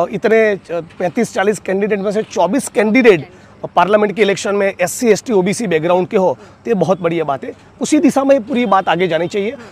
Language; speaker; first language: Hindi; non-native, local second language; Gujarati